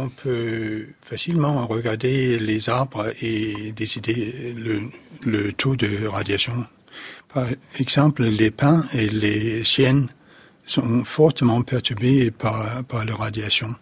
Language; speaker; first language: French; non-native, fluent; Danish